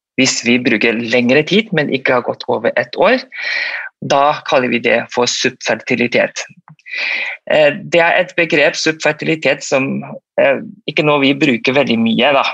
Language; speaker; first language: Norwegian; non-native, fluent; Malay